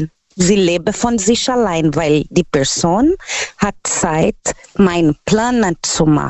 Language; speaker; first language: German; non-native, learner; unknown